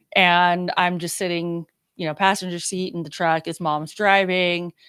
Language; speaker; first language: English; native; English